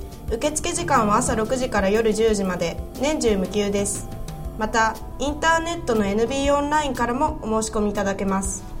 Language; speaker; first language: Japanese; native; Japanese